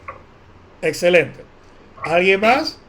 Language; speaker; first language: Spanish; native; Spanish